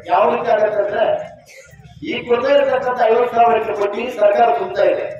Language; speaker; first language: Kannada; native; Kannada